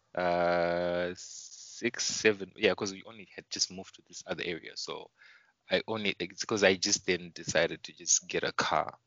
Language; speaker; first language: English; non-native, local second language; Shona